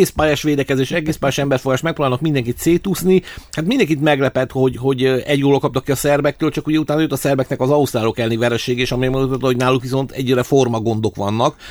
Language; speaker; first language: Hungarian; native; Hungarian